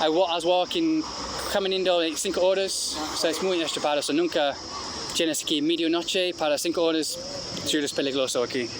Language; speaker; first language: Spanish; non-native, learner; English